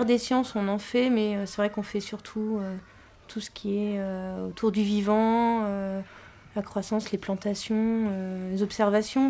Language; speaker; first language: French; native; French